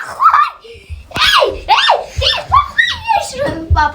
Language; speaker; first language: Russian; non-native, local second language; Kazakh